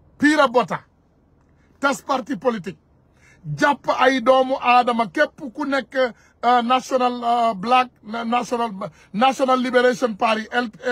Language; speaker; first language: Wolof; non-native, local second language; Soninke